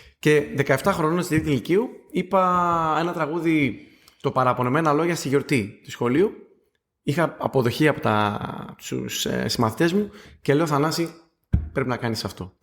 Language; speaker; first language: Greek; native; Greek